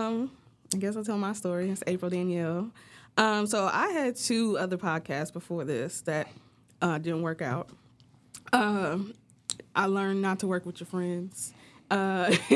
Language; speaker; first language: English; native; English